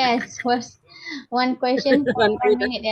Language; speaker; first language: English; non-native, fluent; Indonesian